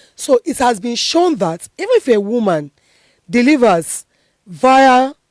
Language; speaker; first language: English; non-native, local second language; Yoruba